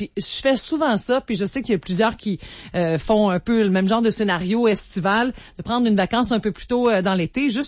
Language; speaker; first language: French; native; French